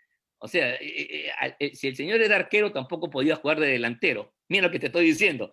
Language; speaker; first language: Spanish; native; Spanish